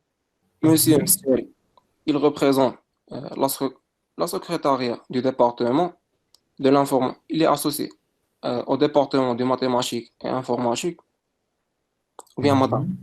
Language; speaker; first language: French; non-native, local second language; Arabic